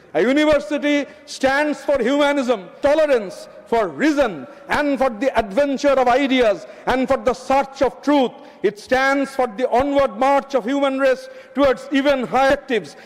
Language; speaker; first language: English; non-native, local second language; Bangla